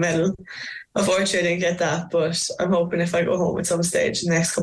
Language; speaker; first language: English; native; English